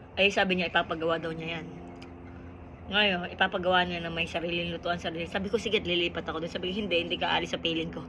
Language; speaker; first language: Filipino; native; Filipino